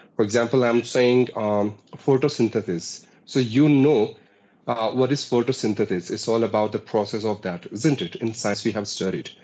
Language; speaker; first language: English; non-native, local second language; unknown